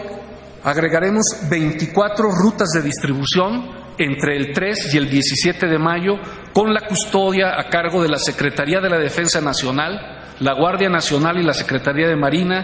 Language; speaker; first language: Spanish; native; Spanish